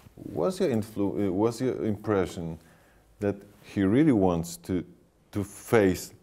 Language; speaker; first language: English; non-native, fluent; Polish